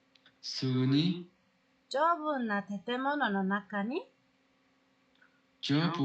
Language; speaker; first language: Japanese; non-native, fluent; Mongolian